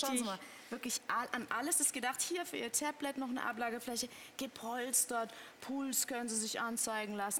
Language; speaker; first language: German; native; German